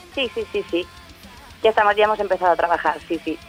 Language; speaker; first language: Spanish; native; Spanish